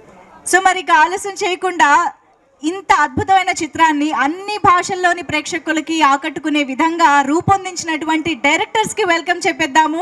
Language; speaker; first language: Telugu; native; Telugu